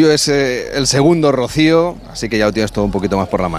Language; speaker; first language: Spanish; native; Spanish